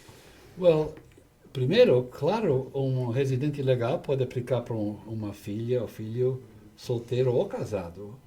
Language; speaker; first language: Portuguese; non-native, fluent; English